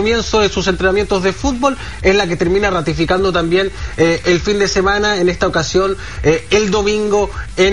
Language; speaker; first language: Spanish; native; Spanish